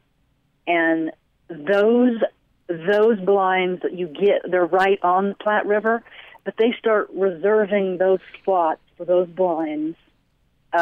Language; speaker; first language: English; native; English